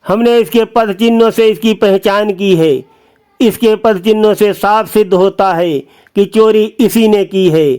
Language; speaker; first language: Hindi; native; Hindi